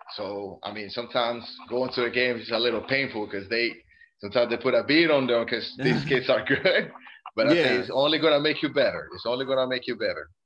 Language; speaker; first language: English; non-native, fluent; Spanish